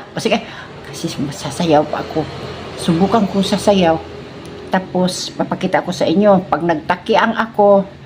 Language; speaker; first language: Filipino; non-native, local second language; Cebuano